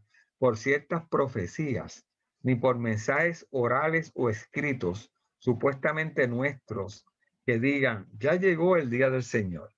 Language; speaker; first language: Spanish; native; Spanish